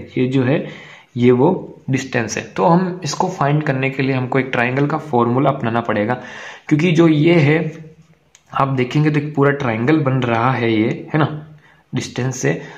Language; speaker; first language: Hindi; native; Hindi